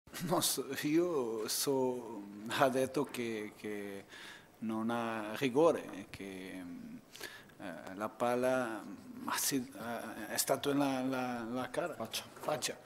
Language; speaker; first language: Italian; non-native, fluent; Portuguese